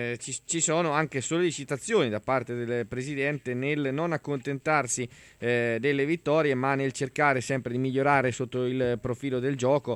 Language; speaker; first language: Italian; native; Italian